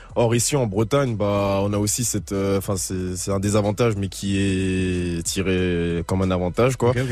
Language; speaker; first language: French; native; French